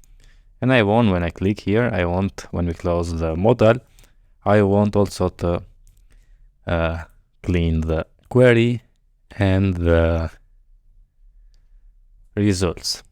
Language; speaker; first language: English; non-native, fluent; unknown